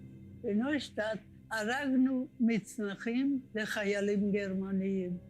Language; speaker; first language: Hebrew; non-native, fluent; Hungarian